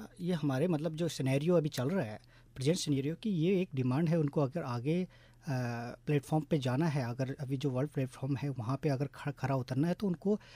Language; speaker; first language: Hindi; non-native, local second language; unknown